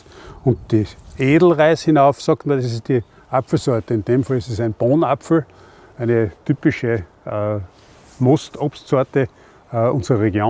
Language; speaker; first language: German; native; German